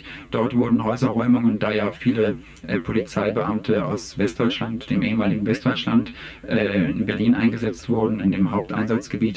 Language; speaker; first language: German; native; German